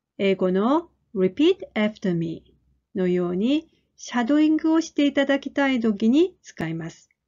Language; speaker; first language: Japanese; non-native, fluent; Korean